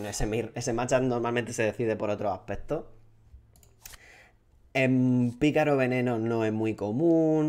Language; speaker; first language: Spanish; native; Spanish